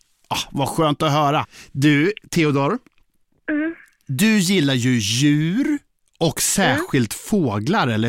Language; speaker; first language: Swedish; native; Swedish